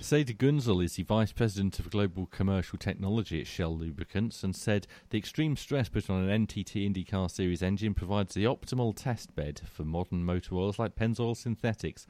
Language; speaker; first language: English; native; English